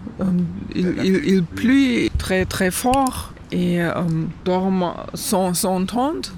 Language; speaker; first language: French; non-native, learner; German